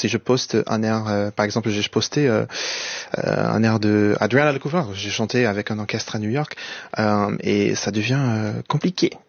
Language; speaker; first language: French; non-native, fluent; English